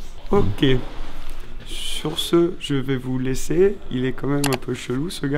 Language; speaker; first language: French; native; French